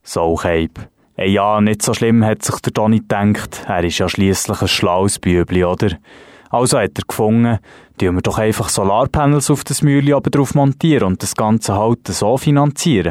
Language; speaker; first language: German; native; German